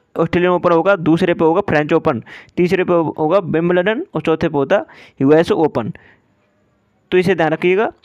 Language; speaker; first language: Hindi; native; Hindi